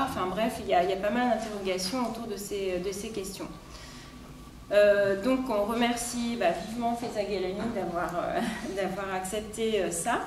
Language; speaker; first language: French; native; French